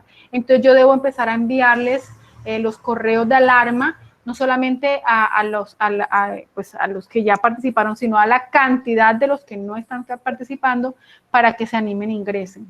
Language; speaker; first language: Spanish; native; Spanish